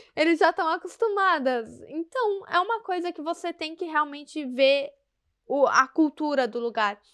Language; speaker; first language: Portuguese; native; Portuguese